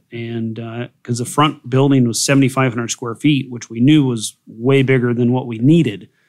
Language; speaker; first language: English; native; English